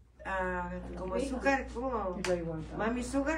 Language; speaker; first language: Spanish; native; Spanish